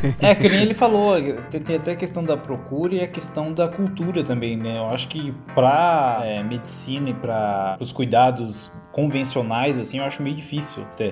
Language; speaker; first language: Portuguese; native; Portuguese